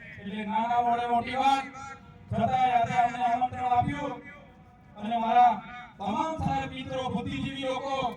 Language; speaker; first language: Gujarati; non-native, local second language; Vasavi